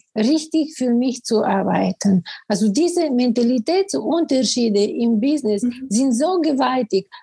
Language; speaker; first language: German; non-native, fluent; Bulgarian